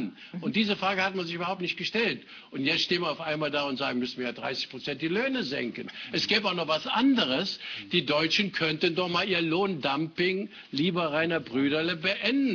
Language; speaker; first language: German; native; German